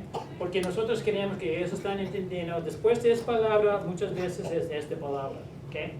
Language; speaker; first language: Spanish; non-native, learner; English